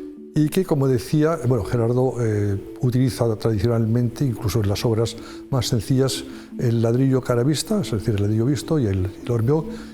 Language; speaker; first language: Spanish; native; Spanish